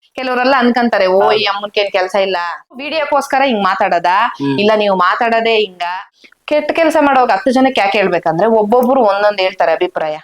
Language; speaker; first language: Kannada; native; Kannada